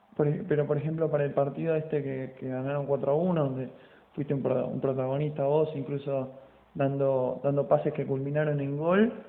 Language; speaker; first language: Spanish; native; Spanish